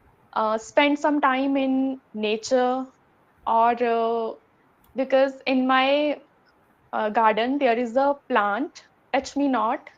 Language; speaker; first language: English; non-native, learner; Hindi